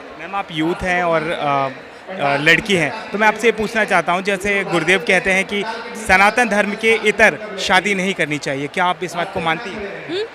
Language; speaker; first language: Hindi; native; Hindi